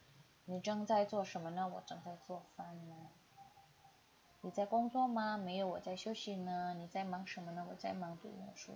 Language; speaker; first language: Chinese; non-native, fluent; Indonesian